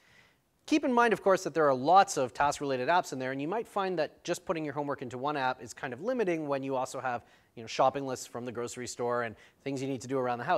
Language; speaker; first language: English; native; English